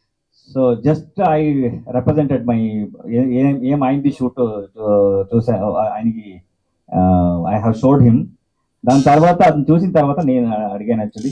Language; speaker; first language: Telugu; non-native, learner; Kannada